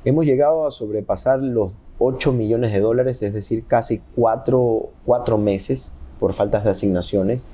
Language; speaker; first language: Spanish; native; Spanish